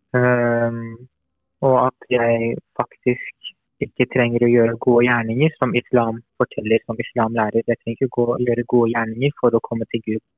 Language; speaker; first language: Norwegian; non-native, fluent; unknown